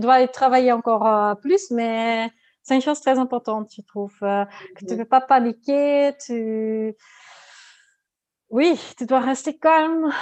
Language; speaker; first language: French; non-native, learner; Dutch